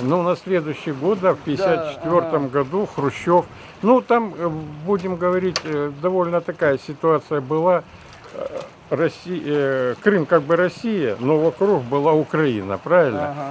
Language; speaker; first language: Russian; native; Russian